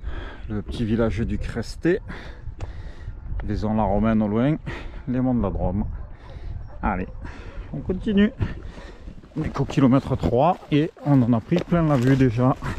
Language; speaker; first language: French; native; French